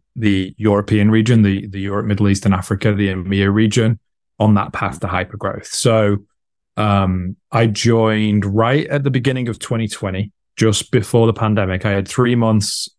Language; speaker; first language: English; native; English